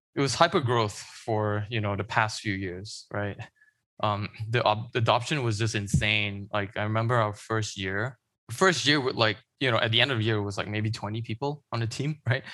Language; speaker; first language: English; non-native, local second language; Chinese